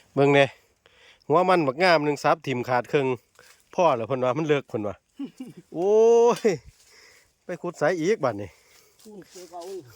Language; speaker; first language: Thai; native; Thai